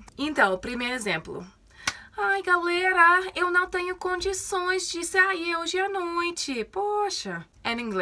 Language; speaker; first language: Portuguese; non-native, fluent; English